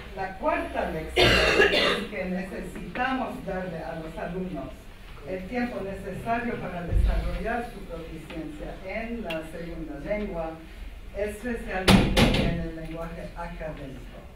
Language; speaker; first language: Spanish; non-native, fluent; Armenian